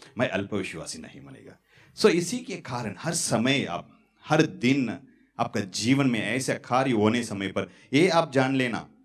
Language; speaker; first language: Hindi; non-native, local second language; Tamil